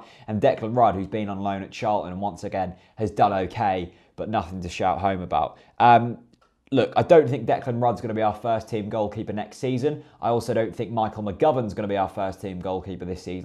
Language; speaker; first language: English; native; English